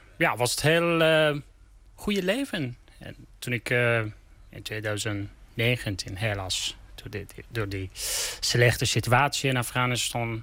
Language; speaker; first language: Dutch; non-native, learner; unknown